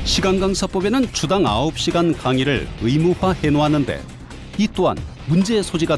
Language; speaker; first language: Korean; native; Korean